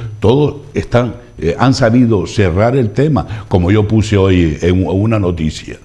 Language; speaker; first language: Spanish; native; Spanish